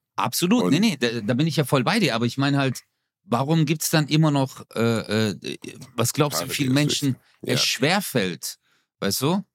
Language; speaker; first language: German; native; German